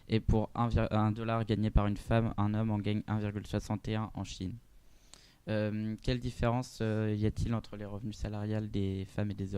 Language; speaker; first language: French; native; French